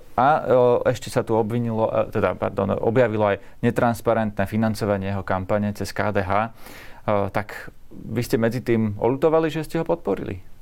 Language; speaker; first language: Slovak; native; Slovak